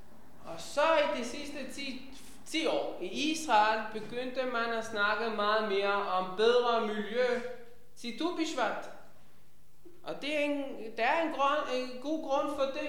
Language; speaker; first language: Danish; non-native, fluent; Hebrew